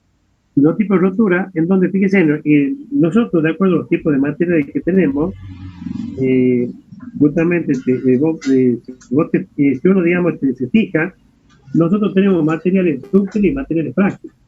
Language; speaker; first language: Spanish; native; Spanish